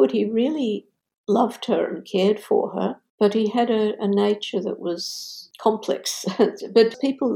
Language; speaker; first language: English; native; English